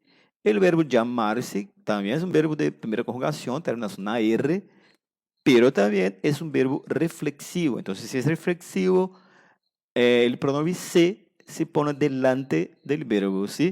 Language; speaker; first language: Spanish; non-native, fluent; Portuguese